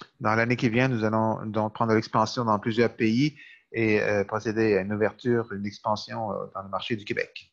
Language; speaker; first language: French; native; French